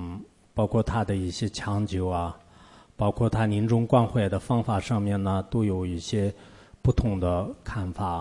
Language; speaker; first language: Chinese; non-native, local second language; Tibetan